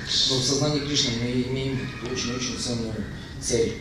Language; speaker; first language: Russian; native; Russian